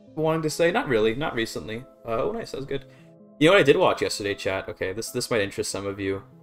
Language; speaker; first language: English; native; English